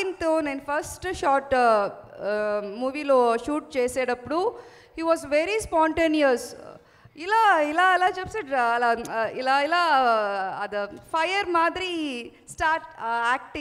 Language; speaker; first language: Telugu; non-native, learner; Tamil